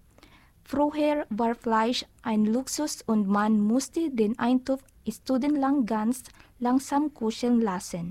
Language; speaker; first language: German; non-native, learner; Filipino